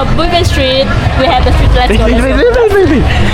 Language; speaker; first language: English; non-native, learner; Vietnamese